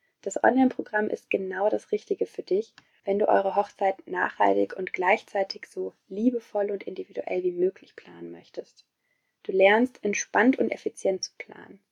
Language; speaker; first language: German; native; German